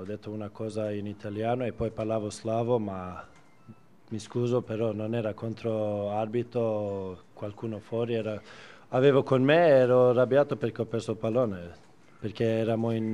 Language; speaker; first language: Italian; non-native, fluent; Swedish